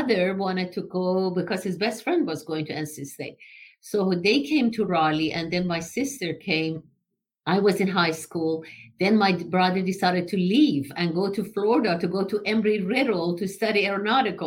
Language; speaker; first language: English; non-native, fluent; Persian